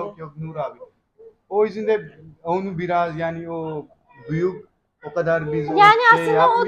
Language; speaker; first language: Turkish; non-native, learner; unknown